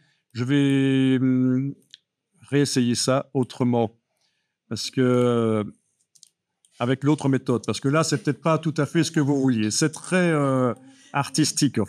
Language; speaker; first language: French; native; French